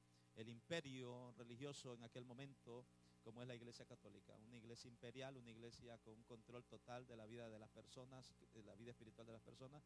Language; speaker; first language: Spanish; native; Spanish